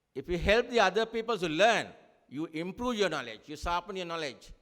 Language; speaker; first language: English; non-native, local second language; Sinhala